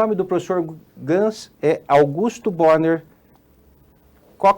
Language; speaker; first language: Portuguese; native; Portuguese